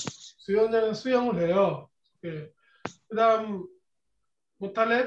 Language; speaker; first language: Korean; non-native, fluent; Bangla